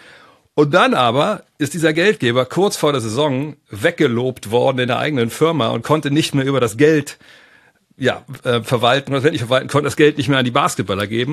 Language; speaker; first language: German; native; German